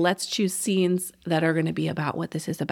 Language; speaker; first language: English; native; English